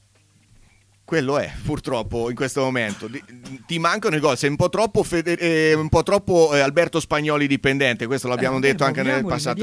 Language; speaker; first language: Italian; native; Italian